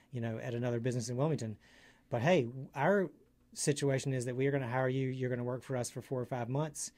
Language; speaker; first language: English; native; English